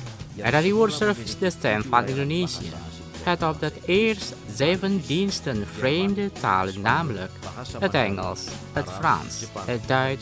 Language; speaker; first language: Dutch; non-native, learner; Indonesian